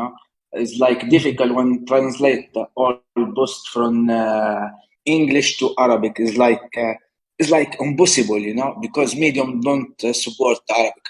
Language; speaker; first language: English; non-native, learner; Arabic